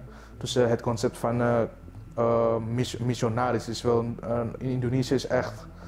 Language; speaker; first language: Dutch; non-native, fluent; Indonesian